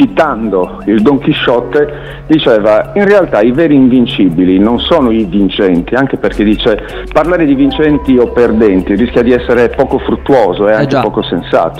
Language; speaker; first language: Italian; native; Italian